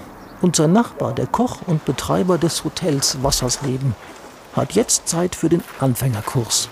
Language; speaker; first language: German; native; German